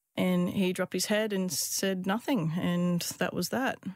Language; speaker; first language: English; native; English